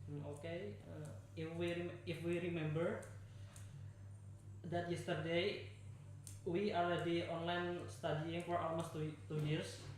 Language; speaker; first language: English; non-native, learner; Indonesian